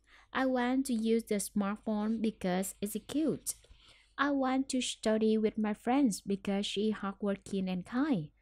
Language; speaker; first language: English; non-native, learner; Vietnamese